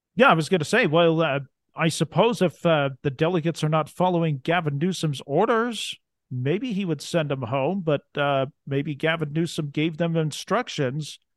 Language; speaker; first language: English; native; English